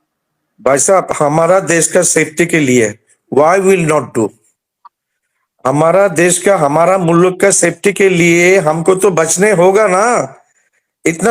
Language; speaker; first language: Hindi; non-native, learner; Bangla